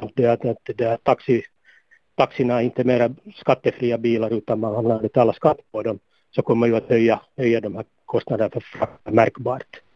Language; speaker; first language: Swedish; native; Swedish